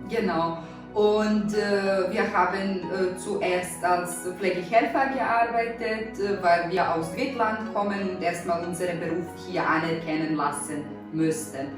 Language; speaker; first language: German; non-native, fluent; Serbian